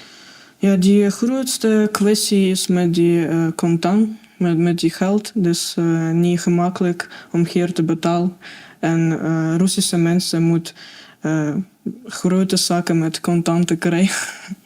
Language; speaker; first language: Afrikaans; non-native, fluent; Russian